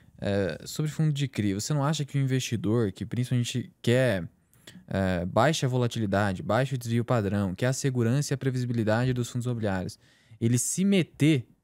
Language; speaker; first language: Portuguese; native; Portuguese